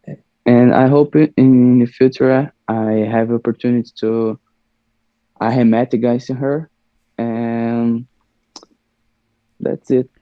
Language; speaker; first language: English; non-native, learner; Portuguese